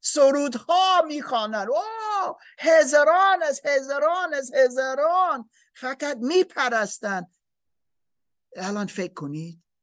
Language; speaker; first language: Persian; non-native, learner; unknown